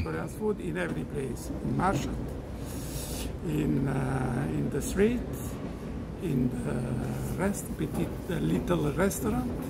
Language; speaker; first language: English; non-native, learner; Italian